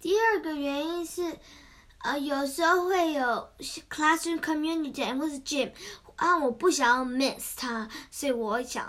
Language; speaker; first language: Chinese; early bilingual, heritage; Chinese